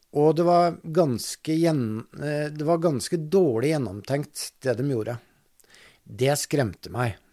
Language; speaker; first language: Norwegian; native; Norwegian